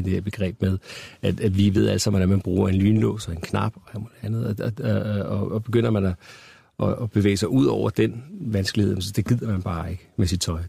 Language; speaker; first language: Danish; native; Danish